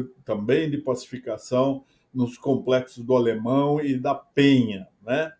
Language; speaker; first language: Portuguese; native; Portuguese